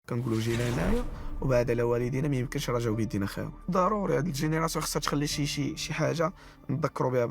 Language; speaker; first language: Arabic; native; Arabic